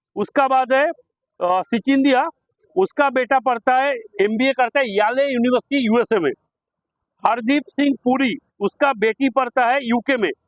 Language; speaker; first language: Hindi; non-native, local second language; Bangla